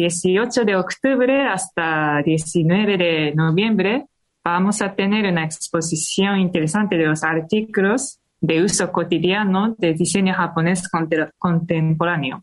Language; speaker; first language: Spanish; non-native, fluent; Japanese